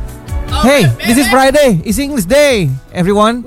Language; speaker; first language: English; non-native, learner; Indonesian